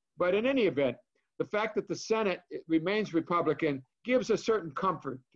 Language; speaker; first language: English; native; English